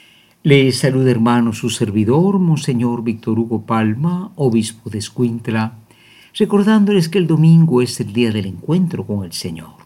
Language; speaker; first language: Spanish; native; Spanish